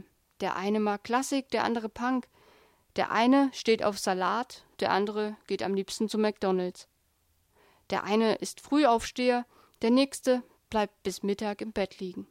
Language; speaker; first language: German; native; German